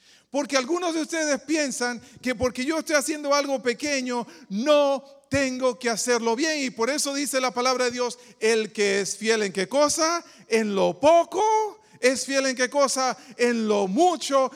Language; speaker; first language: Spanish; native; Spanish